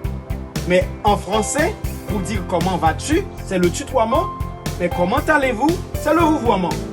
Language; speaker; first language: French; non-native, local second language; Haitian Creole